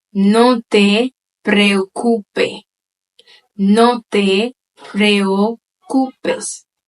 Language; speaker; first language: Spanish; non-native, fluent; Haitian Creole